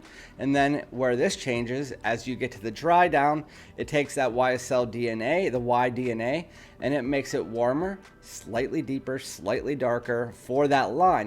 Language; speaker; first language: English; native; English